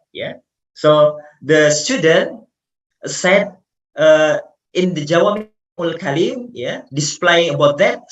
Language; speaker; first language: English; non-native, fluent; Indonesian